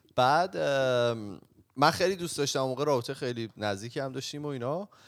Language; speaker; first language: Persian; native; Persian